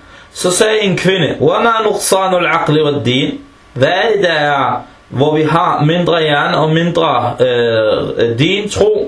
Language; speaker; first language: Danish; early bilingual, other home language; Arabic